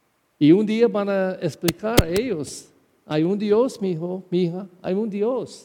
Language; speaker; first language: Spanish; non-native, fluent; English